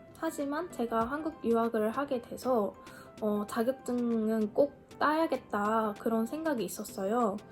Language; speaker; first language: Korean; non-native, fluent; Japanese